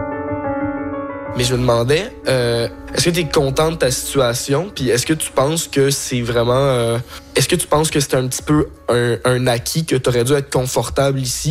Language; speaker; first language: French; native; French